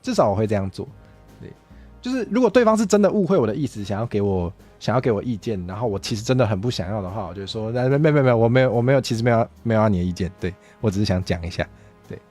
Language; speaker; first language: Chinese; native; Chinese